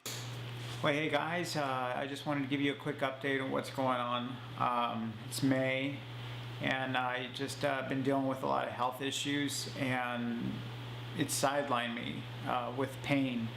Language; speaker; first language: English; native; English